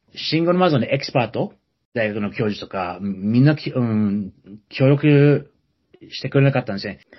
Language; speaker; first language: Japanese; non-native, fluent; English